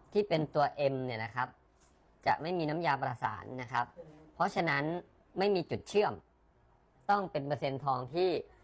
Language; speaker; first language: Thai; native; Thai